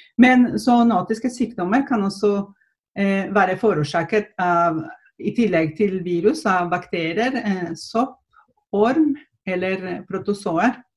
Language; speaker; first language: Norwegian; non-native, fluent; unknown